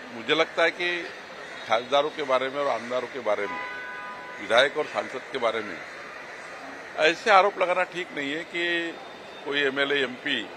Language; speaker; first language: Hindi; non-native, local second language; Marathi